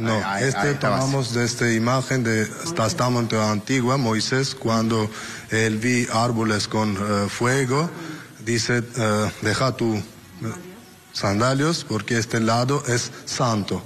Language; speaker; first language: Spanish; non-native, learner; Armenian